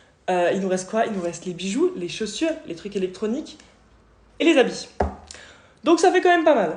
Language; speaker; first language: French; native; French